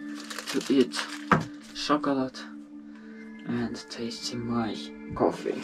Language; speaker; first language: English; non-native, learner; Russian